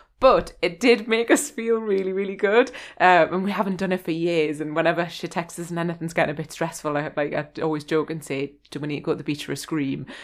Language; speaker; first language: English; native; English